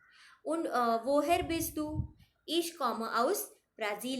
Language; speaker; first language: German; non-native, fluent; Marathi